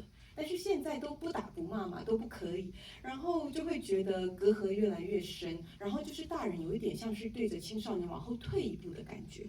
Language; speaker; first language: Chinese; native; Chinese